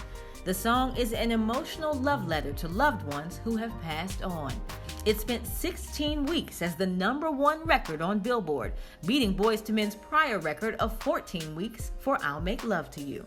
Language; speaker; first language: English; native; English